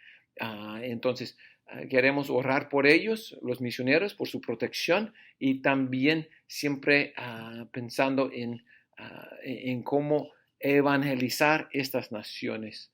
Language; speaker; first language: Spanish; non-native, fluent; English